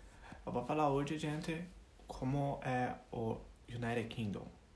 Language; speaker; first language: Portuguese; non-native, fluent; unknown